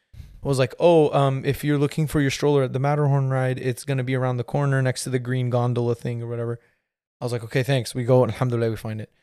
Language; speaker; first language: English; native; English